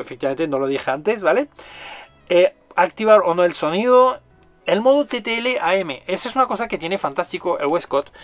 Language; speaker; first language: Spanish; non-native, fluent; French